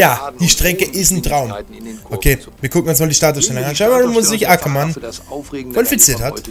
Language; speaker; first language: German; native; German